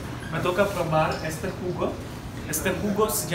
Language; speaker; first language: Spanish; non-native, fluent; Ukrainian